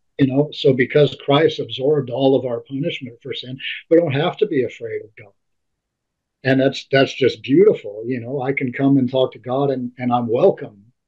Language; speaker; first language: English; native; English